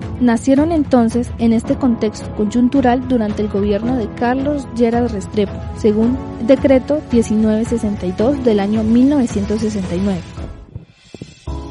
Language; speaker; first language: Spanish; native; Spanish